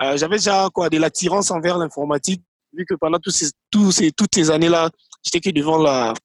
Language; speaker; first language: French; non-native, local second language; Lingala